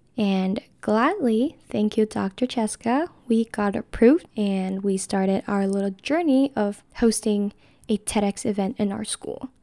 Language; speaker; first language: English; non-native, fluent; Chinese